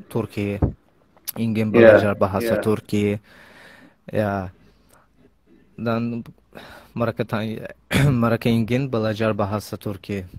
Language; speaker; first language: Indonesian; non-native, learner; Azerbaijani